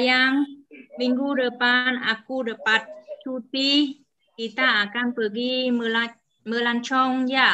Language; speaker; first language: Indonesian; non-native, learner; Vietnamese